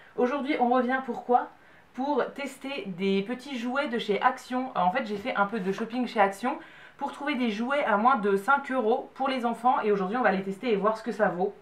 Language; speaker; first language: French; native; French